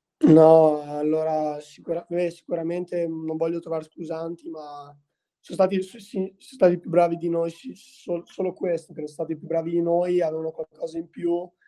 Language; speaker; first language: Italian; native; Italian